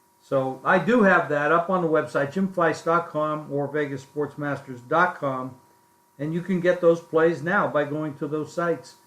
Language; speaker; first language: English; native; English